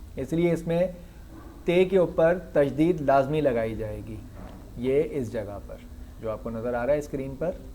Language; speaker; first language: Urdu; native; Urdu